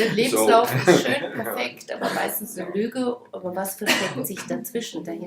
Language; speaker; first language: German; native; German